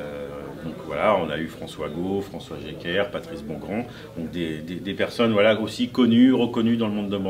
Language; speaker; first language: French; native; French